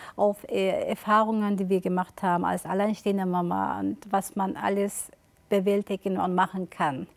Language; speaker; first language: German; early bilingual, other home language; Turkish